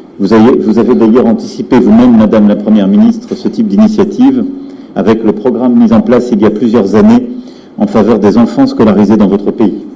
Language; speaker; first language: French; native; French